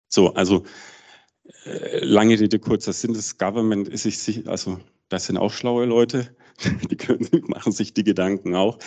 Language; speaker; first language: German; native; German